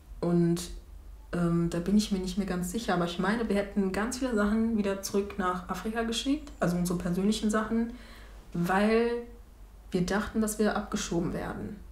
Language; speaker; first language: German; early bilingual, other home language; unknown